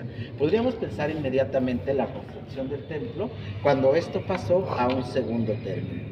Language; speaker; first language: Spanish; native; Spanish